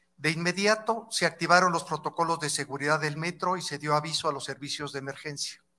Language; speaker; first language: Spanish; native; Spanish